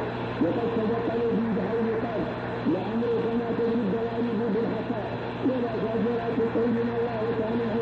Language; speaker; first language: Arabic; native; Arabic